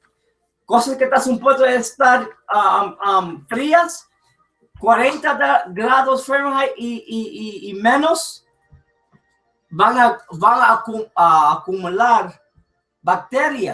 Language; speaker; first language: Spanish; early bilingual, heritage; English